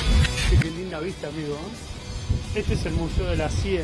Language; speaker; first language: Spanish; native; Spanish